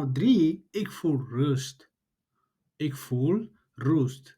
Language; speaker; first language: Dutch; non-native, learner; Tigrinya